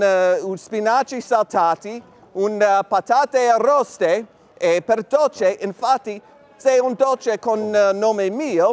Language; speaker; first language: Italian; non-native, learner; English